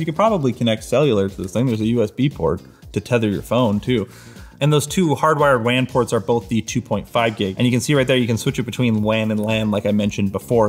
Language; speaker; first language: English; native; English